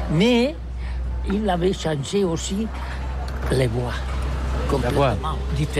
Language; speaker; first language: French; non-native, local second language; Catalan